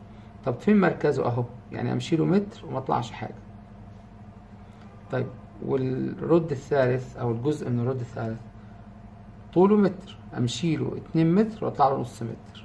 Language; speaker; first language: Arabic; native; Arabic